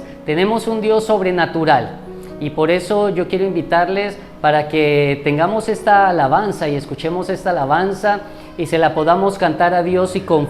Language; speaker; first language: Spanish; native; Spanish